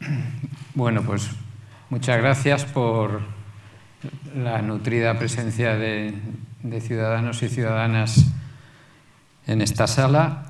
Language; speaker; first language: Spanish; native; Spanish